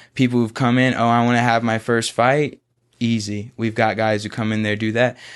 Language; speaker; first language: English; native; English